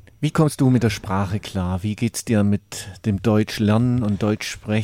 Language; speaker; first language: German; native; German